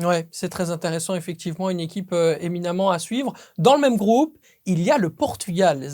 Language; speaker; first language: French; native; French